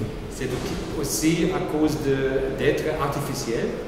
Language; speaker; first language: French; non-native, learner; German